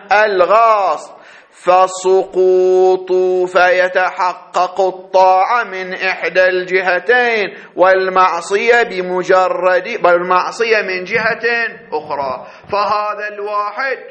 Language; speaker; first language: Arabic; native; Arabic